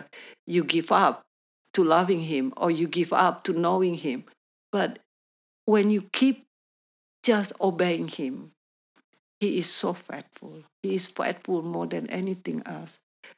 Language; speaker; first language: English; non-native, learner; Indonesian